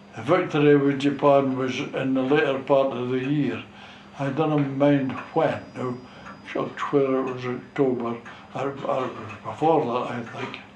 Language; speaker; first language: English; native; English